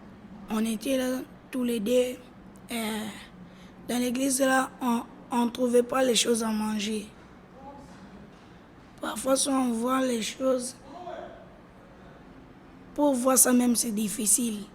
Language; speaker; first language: French; non-native, learner; Lingala